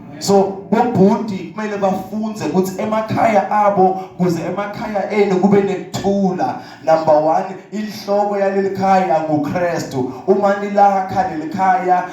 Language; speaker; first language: Zulu; non-native, local second language; Swati